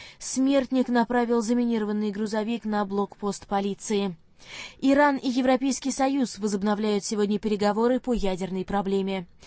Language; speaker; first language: Russian; native; Russian